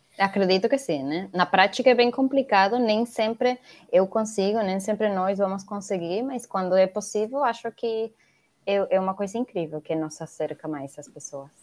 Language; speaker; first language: Portuguese; non-native, fluent; Spanish